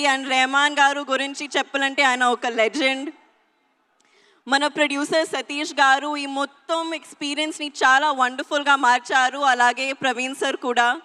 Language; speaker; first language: Telugu; non-native, local second language; Hindi